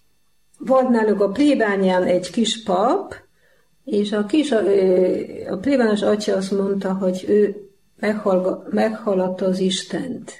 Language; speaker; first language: Hungarian; non-native, fluent; Polish